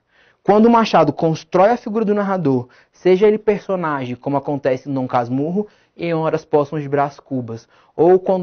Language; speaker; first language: Portuguese; native; Portuguese